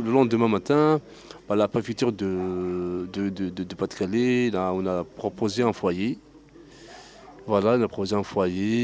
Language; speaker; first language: French; non-native, local second language; Arabic